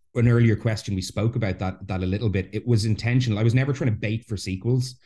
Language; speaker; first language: English; native; English